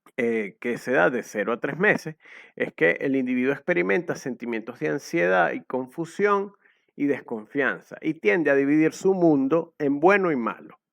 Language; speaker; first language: Spanish; native; Spanish